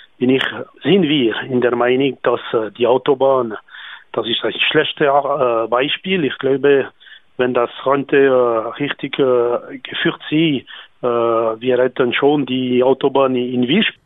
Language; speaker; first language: German; non-native, local second language; French